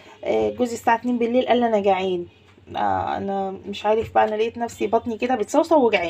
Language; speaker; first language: Arabic; native; Arabic